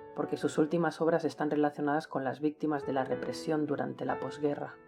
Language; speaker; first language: Spanish; native; Spanish